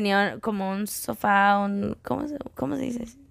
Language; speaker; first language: Spanish; early bilingual, heritage; Spanish